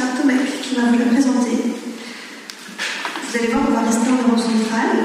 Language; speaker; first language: French; native; French